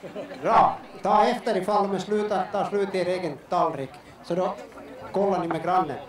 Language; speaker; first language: Swedish; native; Swedish